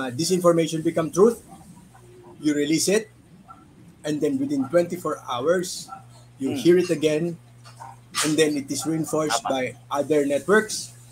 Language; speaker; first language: English; non-native, local second language; Filipino